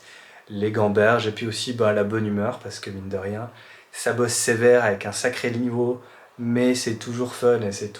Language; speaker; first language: French; native; French